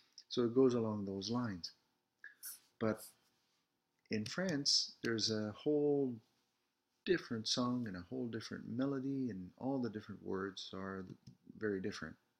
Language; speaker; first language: English; early bilingual, other home language; French